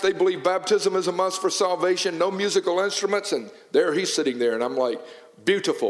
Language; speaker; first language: English; native; English